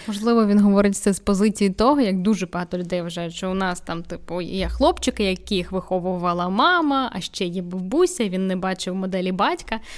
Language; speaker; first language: Ukrainian; non-native, local second language; Russian